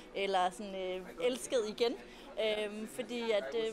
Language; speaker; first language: Danish; native; Danish